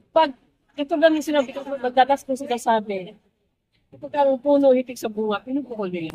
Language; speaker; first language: Filipino; non-native, local second language; Cebuano